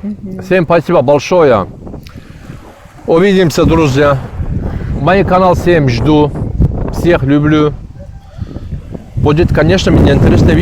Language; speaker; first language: Russian; non-native, learner; Turkish